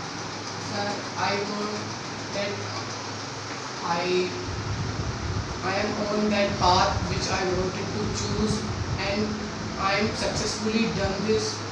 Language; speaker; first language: English; non-native, learner; Hindi